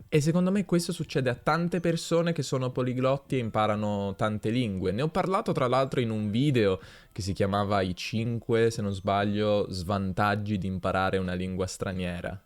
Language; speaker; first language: Italian; native; Italian